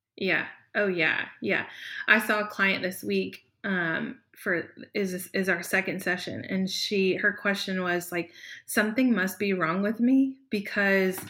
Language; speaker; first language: English; native; English